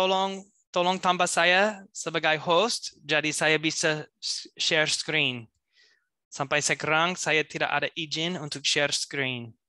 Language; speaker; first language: Indonesian; non-native, fluent; English